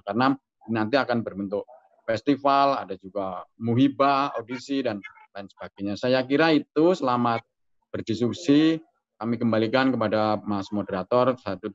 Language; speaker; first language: Indonesian; native; Indonesian